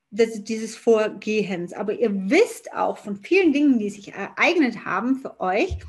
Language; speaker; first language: German; native; German